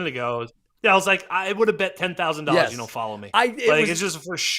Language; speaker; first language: English; native; English